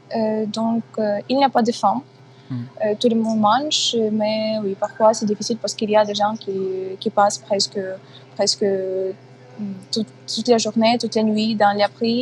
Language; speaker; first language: French; non-native, fluent; Ukrainian